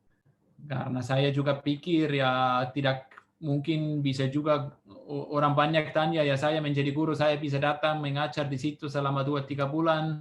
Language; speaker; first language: Indonesian; non-native, fluent; Swiss German